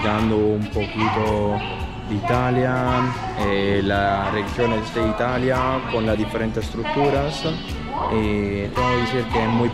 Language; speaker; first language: Spanish; non-native, fluent; Italian